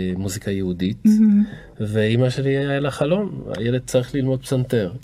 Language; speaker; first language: Hebrew; early bilingual, other home language; Polish